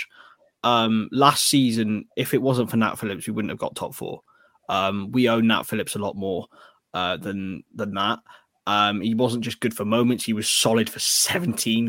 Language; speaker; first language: English; native; English